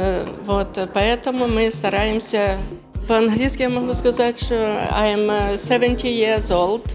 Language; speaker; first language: Russian; non-native, local second language; Ukrainian